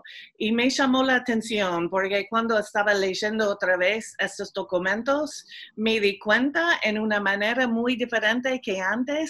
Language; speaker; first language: Spanish; non-native, fluent; English